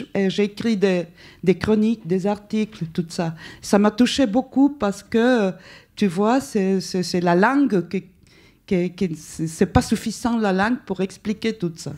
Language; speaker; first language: French; non-native, fluent; Spanish